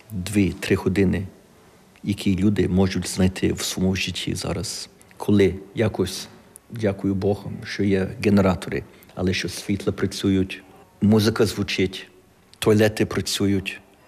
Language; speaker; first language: Ukrainian; early bilingual, heritage; Ukrainian